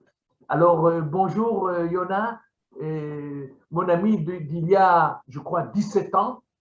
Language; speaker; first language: French; non-native, fluent; Hebrew